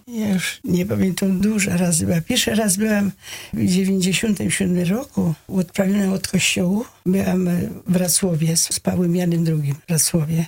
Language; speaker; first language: Polish; early bilingual, heritage; Polish